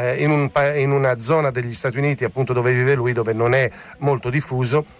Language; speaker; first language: Italian; native; Italian